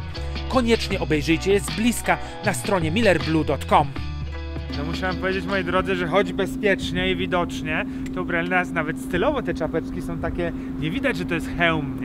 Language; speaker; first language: Polish; native; Polish